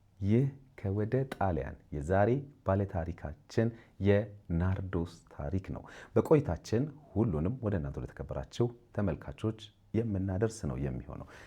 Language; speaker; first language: Amharic; native; Amharic